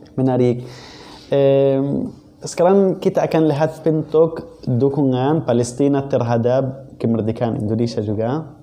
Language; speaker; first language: Indonesian; non-native, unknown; Arabic